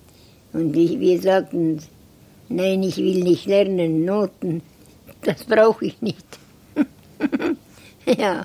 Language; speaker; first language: German; non-native, learner; Estonian